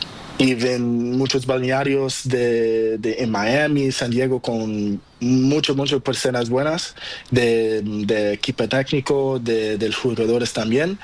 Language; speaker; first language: Spanish; non-native, learner; Portuguese